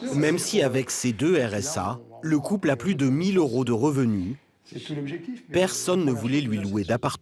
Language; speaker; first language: French; native; French